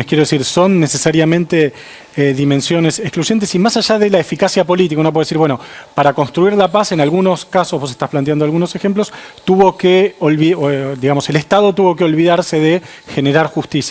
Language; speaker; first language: Spanish; native; Spanish